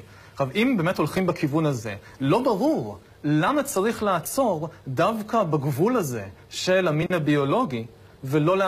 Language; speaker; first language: Hebrew; native; Hebrew